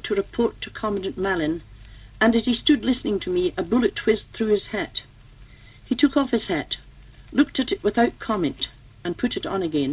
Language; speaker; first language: English; native; English